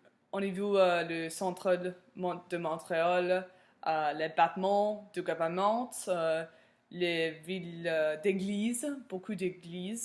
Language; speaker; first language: French; non-native, learner; English